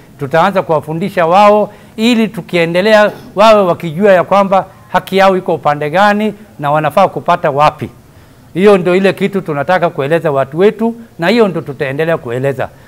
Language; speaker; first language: Swahili; non-native, local second language; Somali